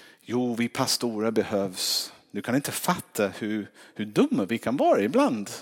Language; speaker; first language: Swedish; non-native, fluent; English